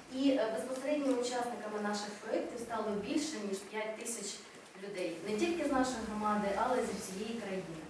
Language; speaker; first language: Ukrainian; native; Ukrainian